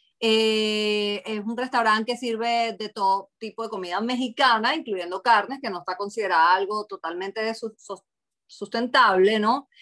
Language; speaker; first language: Spanish; native; Spanish